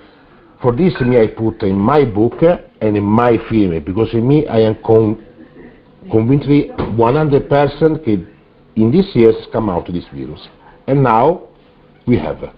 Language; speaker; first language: English; non-native, learner; Italian